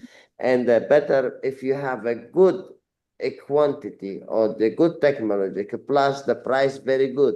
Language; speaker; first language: English; non-native, learner; Arabic